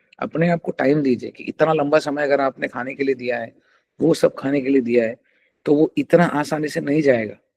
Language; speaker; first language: Hindi; non-native, local second language; Telugu